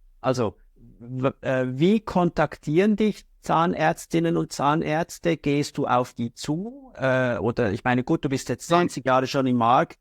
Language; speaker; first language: German; native; German